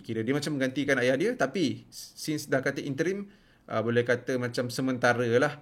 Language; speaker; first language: Malay; native; Malay